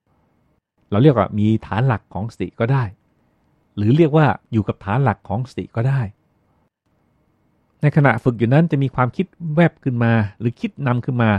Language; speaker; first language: Thai; native; Thai